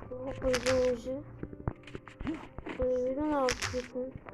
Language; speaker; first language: Russian; non-native, local second language; Kazakh